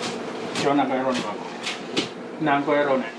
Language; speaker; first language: Japanese; native; Japanese